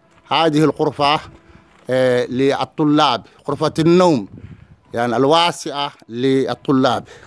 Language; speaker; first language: Arabic; non-native, fluent; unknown